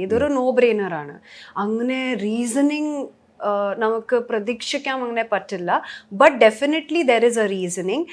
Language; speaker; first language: Malayalam; early bilingual, heritage; Malayalam